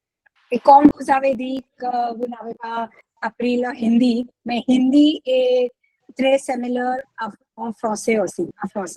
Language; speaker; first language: French; non-native, learner; Hindi